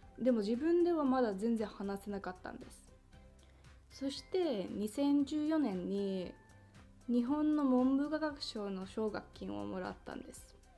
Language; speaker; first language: Japanese; non-native, fluent; Finnish